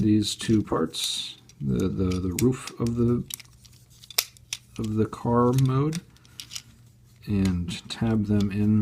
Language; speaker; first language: English; native; English